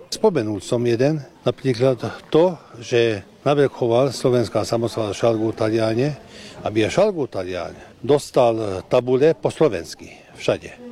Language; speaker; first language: Slovak; early bilingual, heritage; Hungarian